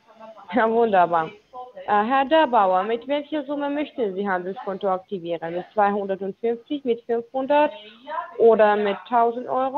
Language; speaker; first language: German; non-native, learner; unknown